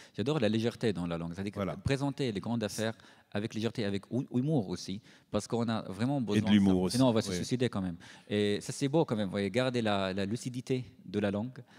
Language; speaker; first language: French; non-native, fluent; Arabic